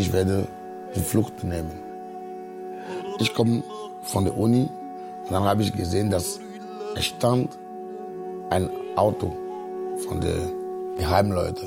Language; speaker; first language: German; non-native, fluent; Ewe